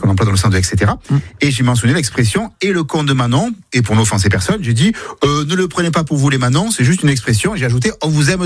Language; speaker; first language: French; native; French